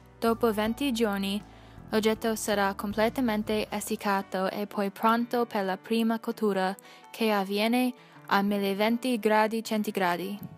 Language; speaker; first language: Italian; non-native, learner; English